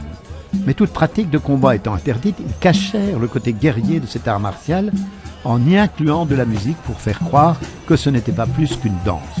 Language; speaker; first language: French; native; French